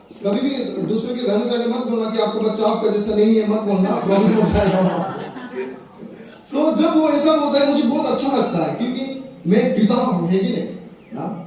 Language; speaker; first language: Hindi; non-native, local second language; Nepali